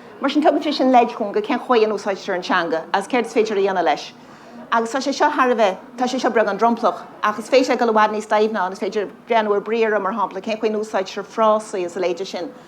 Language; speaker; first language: Irish; native; Irish